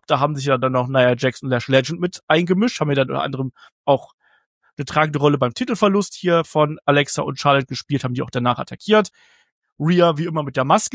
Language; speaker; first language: German; native; German